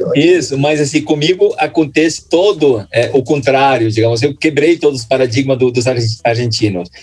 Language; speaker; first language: Portuguese; non-native, fluent; Spanish